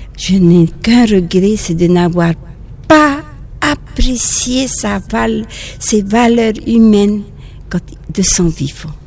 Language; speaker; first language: French; non-native, local second language; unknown